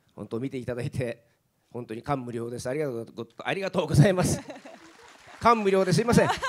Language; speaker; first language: Japanese; native; Japanese